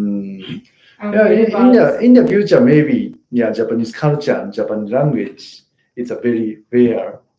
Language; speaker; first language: English; non-native, learner; Japanese